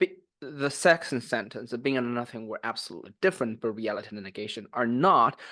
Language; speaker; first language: English; non-native, fluent; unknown